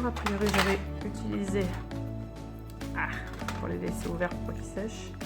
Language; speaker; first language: French; native; French